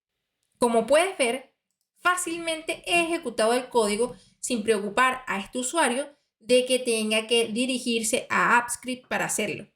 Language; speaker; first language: Spanish; native; Spanish